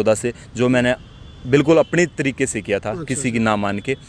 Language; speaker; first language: Hindi; native; Hindi